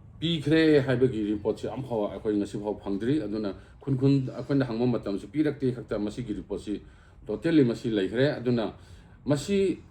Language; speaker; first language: Manipuri; non-native, local second language; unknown